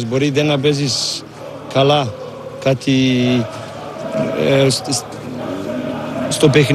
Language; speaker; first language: Greek; non-native, learner; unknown